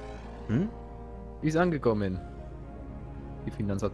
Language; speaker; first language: German; native; German